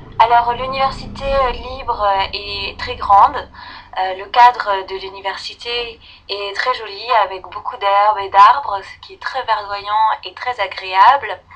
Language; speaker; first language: French; native; French